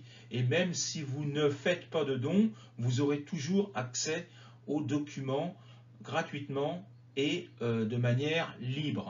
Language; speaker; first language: French; native; French